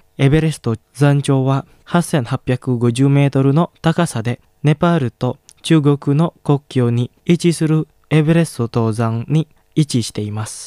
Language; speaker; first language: Japanese; non-native, fluent; Indonesian